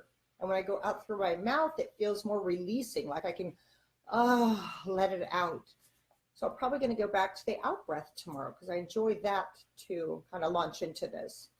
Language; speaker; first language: English; native; English